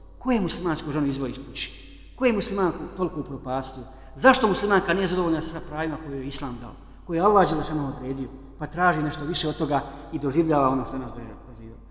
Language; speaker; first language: Bosnian; native; Bosnian